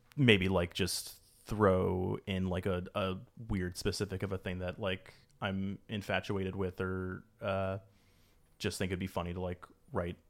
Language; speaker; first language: English; native; English